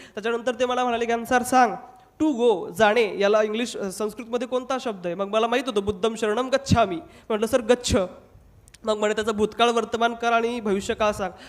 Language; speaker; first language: Marathi; non-native, local second language; Hindi